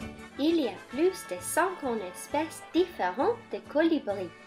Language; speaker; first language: French; non-native, learner; Spanish